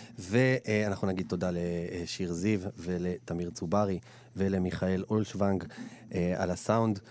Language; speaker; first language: Hebrew; native; Hebrew